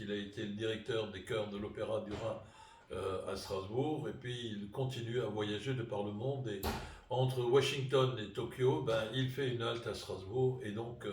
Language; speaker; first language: French; native; French